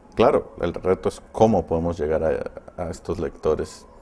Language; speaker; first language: Spanish; native; Spanish